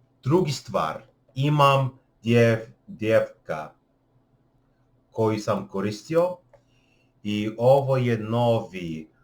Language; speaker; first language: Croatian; non-native, learner; English